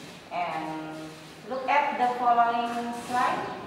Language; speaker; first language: English; non-native, learner; Indonesian